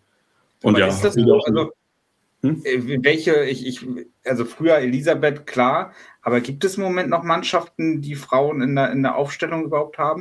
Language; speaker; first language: German; native; German